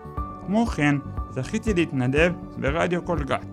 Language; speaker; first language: Hebrew; native; Hebrew